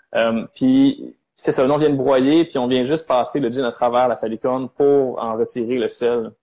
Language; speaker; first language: French; native; French